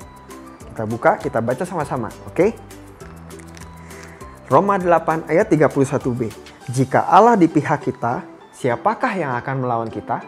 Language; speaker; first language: Indonesian; native; Indonesian